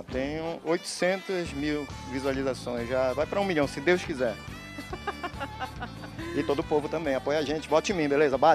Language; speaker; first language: Portuguese; native; Portuguese